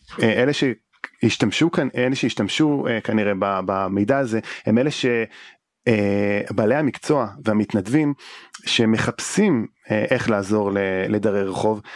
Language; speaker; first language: Hebrew; native; Hebrew